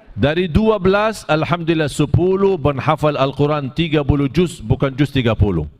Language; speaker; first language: Malay; non-native, fluent; Arabic